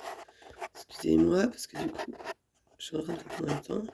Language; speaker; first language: French; native; French